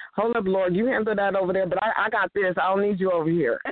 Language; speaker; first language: English; native; English